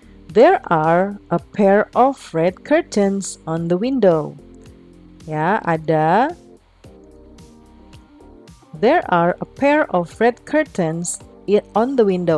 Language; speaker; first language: English; non-native, fluent; Indonesian